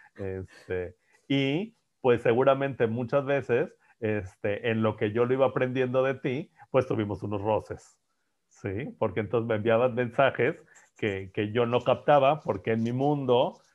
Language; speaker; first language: Spanish; native; Spanish